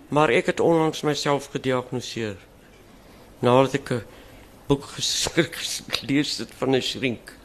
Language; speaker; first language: Afrikaans; native; Afrikaans